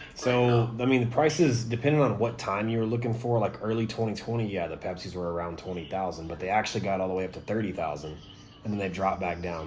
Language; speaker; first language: English; native; English